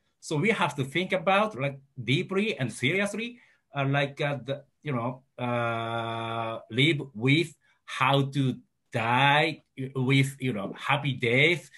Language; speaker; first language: English; non-native, learner; Japanese